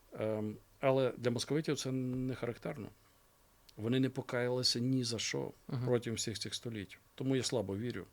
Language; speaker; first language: Ukrainian; native; Ukrainian